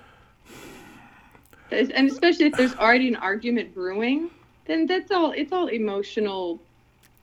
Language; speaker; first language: English; non-native, local second language; Filipino